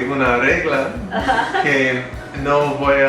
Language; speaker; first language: Spanish; non-native, fluent; English